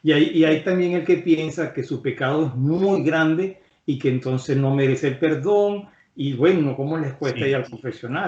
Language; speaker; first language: Spanish; native; Spanish